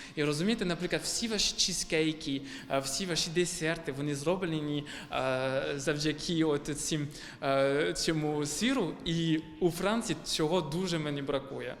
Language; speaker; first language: Ukrainian; non-native, fluent; French